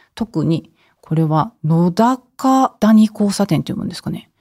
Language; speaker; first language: Japanese; native; Japanese